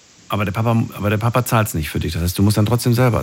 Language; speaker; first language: German; native; German